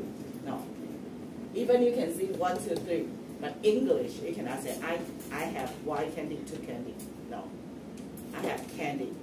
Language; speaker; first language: English; non-native, fluent; Chinese